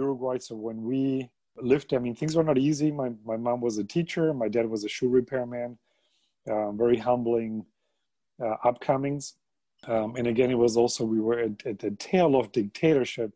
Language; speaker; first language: English; non-native, fluent; German